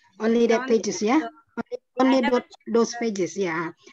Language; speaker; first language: English; non-native, fluent; Indonesian